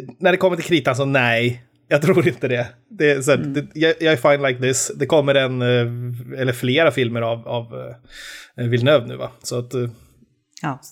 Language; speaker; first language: Swedish; native; Swedish